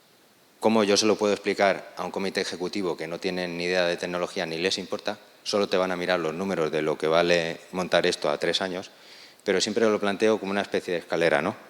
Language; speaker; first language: Spanish; native; Spanish